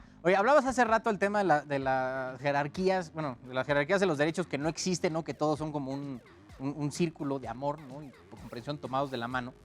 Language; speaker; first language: Spanish; native; Spanish